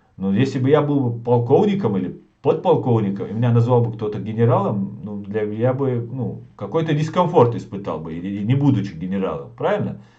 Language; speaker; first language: Russian; non-native, local second language; Chechen